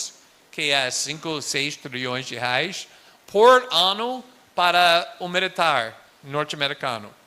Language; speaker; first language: Portuguese; non-native, fluent; English